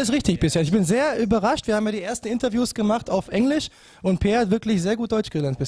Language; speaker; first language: German; native; German